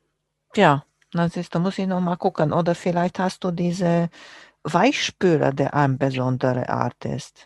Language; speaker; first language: German; non-native, fluent; Romanian